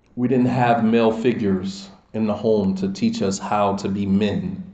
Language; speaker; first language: English; native; English